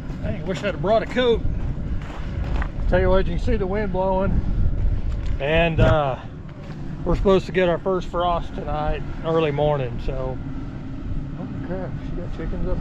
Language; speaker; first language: English; native; English